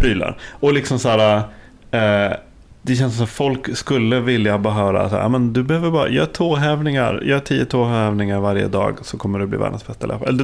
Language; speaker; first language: Swedish; native; Swedish